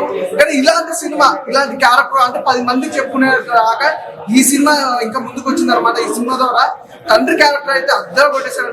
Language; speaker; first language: Telugu; native; Telugu